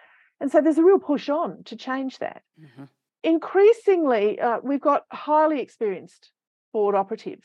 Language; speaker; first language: English; native; English